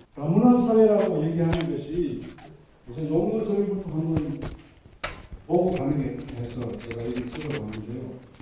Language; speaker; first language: Korean; native; Korean